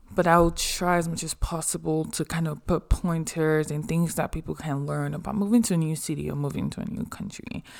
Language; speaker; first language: English; non-native, local second language; Yoruba